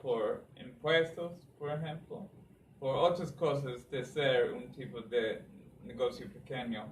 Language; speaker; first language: Spanish; non-native, learner; English